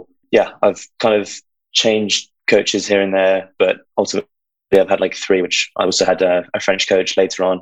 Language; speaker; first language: English; native; English